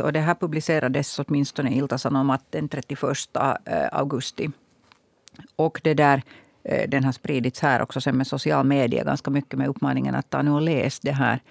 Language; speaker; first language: Swedish; native; Swedish